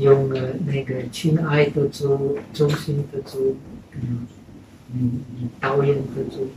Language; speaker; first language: Chinese; non-native, fluent; Czech